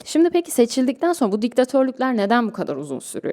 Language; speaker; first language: Turkish; native; Turkish